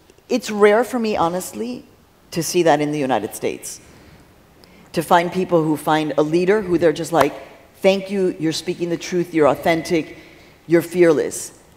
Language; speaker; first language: English; early bilingual, other home language; Spanish